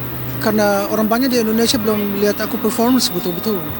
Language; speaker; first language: Indonesian; early bilingual, heritage; Indonesian